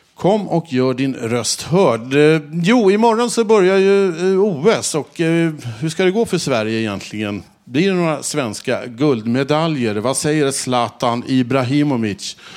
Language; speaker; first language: Swedish; native; Swedish